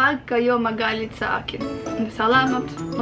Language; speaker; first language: Filipino; non-native, learner; Russian